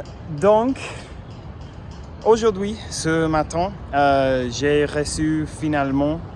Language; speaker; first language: French; non-native, fluent; English